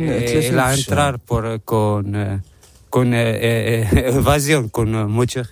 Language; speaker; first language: Spanish; non-native, learner; Arabic